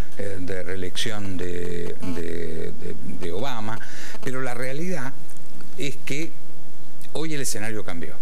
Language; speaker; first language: Spanish; native; Spanish